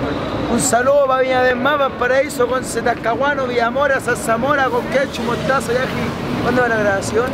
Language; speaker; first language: Spanish; native; Spanish